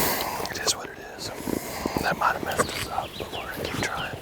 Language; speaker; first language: English; native; English